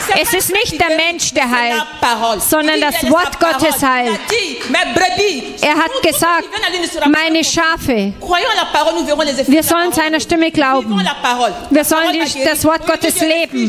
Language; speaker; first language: German; non-native, fluent; French